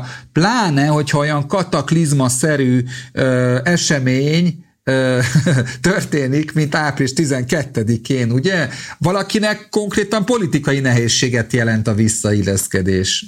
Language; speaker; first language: Hungarian; native; Hungarian